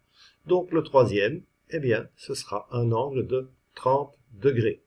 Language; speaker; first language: French; native; French